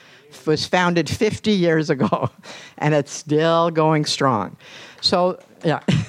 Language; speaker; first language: English; native; English